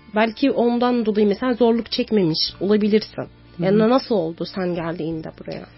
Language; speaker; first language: Turkish; non-native, fluent; Arabic